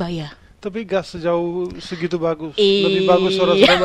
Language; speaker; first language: Indonesian; non-native, fluent; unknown